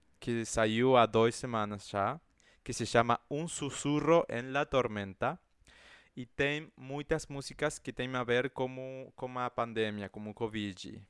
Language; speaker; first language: Portuguese; non-native, fluent; Spanish